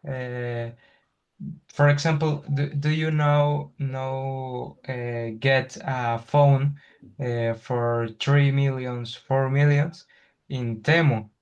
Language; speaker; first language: English; non-native, learner; Spanish